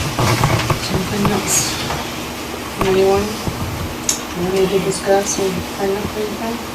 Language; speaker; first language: English; native; English